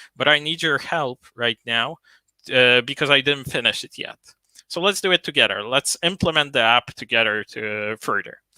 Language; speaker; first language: English; non-native, fluent; Polish